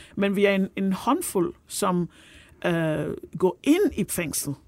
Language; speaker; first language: Danish; non-native, fluent; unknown